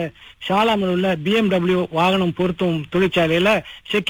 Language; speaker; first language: Tamil; early bilingual, heritage; Tamil